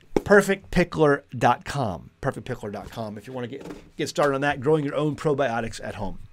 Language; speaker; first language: English; native; English